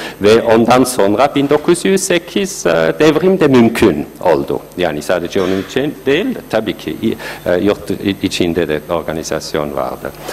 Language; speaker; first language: Turkish; non-native, fluent; German